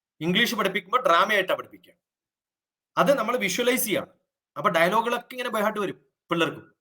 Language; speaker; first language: Malayalam; native; Malayalam